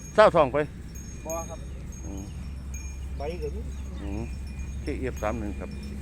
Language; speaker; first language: Thai; native; Thai